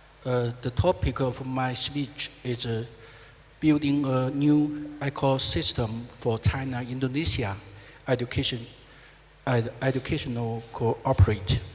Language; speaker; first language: English; non-native, fluent; Chinese